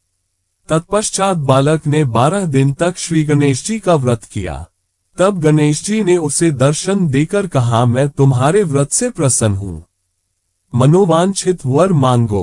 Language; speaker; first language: Hindi; native; Hindi